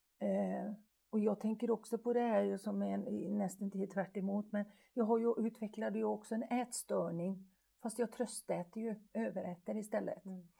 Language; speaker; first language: Swedish; native; Swedish